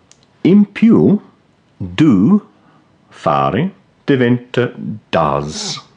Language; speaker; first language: Italian; non-native, fluent; English